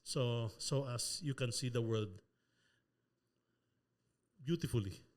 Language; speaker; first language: English; non-native, local second language; Filipino